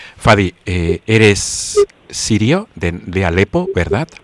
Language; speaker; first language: Spanish; native; Spanish